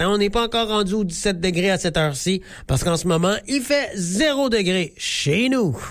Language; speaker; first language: French; native; French